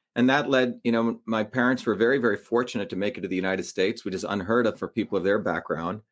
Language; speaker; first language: English; early bilingual, other home language; Tamil